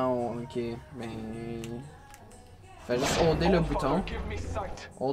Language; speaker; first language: French; native; French